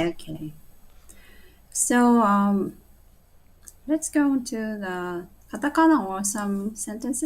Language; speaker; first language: English; non-native, learner; Japanese